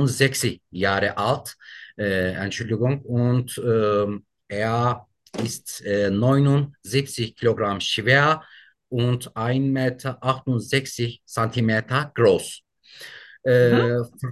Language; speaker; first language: German; non-native, learner; Turkish